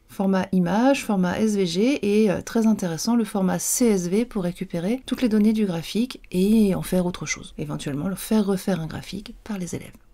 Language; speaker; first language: French; native; French